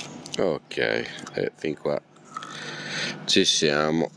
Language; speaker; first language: Italian; native; Italian